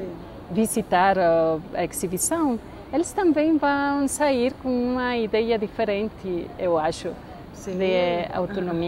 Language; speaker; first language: Portuguese; non-native, fluent; Spanish